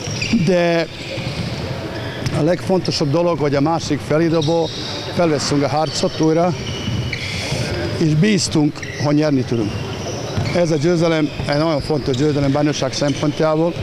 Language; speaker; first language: Hungarian; non-native, learner; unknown